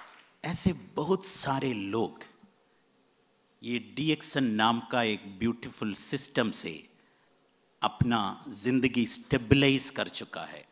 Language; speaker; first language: Hindi; non-native, fluent; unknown